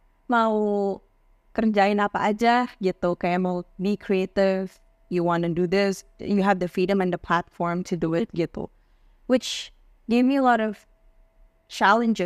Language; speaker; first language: English; non-native, fluent; Indonesian